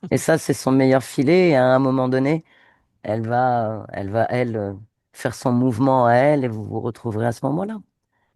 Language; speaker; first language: French; native; French